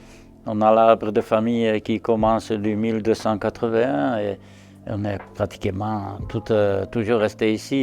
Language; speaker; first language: French; non-native, local second language; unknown